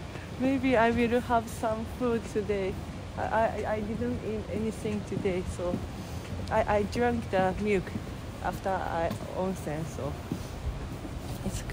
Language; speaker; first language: English; non-native, fluent; Japanese